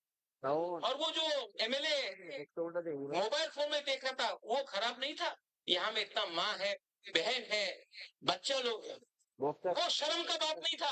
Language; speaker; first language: Hindi; non-native, local second language; Kok Borok